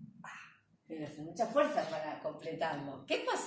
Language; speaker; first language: Spanish; native; Spanish